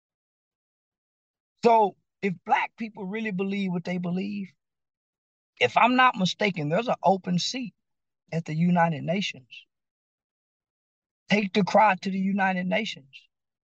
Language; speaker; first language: English; native; English